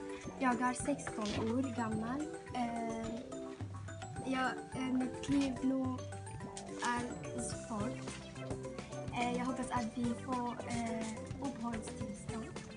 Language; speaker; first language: Swedish; non-native, learner; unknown